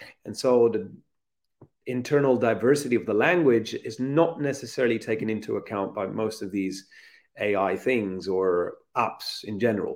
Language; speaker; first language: English; non-native, fluent; Italian